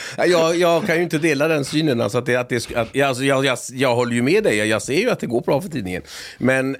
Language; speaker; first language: Swedish; native; Swedish